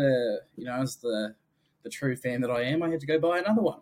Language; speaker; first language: English; native; English